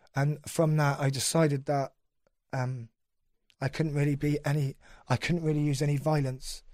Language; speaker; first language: English; native; English